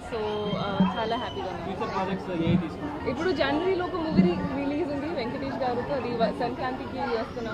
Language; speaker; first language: Telugu; non-native, learner; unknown